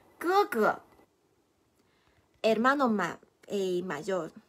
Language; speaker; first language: Spanish; non-native, fluent; Chinese